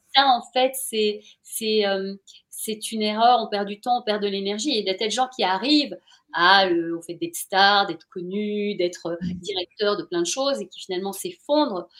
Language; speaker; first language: French; native; French